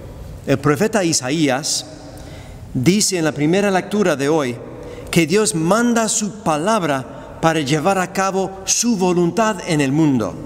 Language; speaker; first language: Spanish; non-native, fluent; English